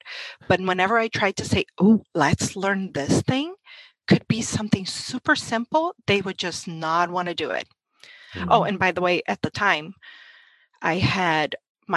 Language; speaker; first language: English; non-native, fluent; Portuguese